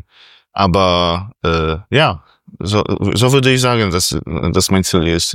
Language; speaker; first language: German; non-native, fluent; Polish